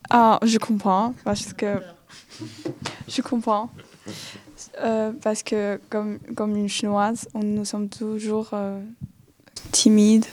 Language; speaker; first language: French; non-native, fluent; Chinese